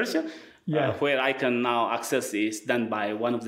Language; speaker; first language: English; non-native, fluent; Wolaytta